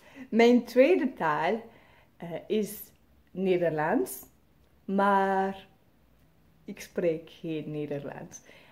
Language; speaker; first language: German; non-native, learner; French